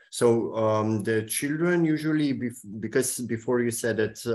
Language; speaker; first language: English; non-native, fluent; Slovenian